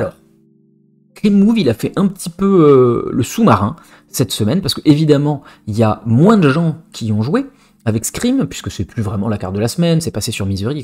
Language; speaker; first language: French; native; French